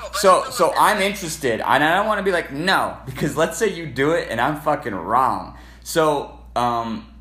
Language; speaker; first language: English; native; English